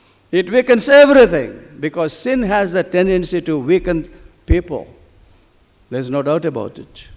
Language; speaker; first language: English; non-native, local second language; Telugu